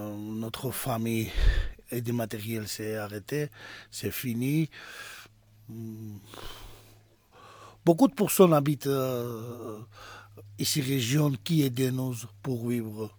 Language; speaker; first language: French; non-native, learner; Georgian